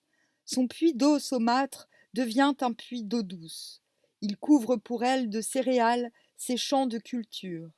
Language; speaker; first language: French; native; French